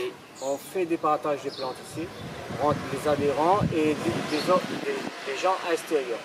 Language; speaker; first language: French; non-native, local second language; Réunion Creole French